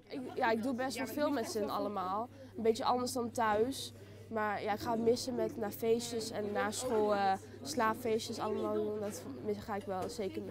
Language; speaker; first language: Dutch; early bilingual, heritage; Dutch